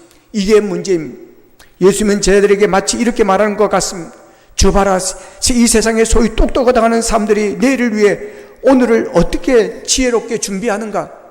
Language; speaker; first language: Korean; native; Korean